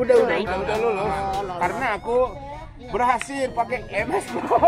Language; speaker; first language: Indonesian; native; Indonesian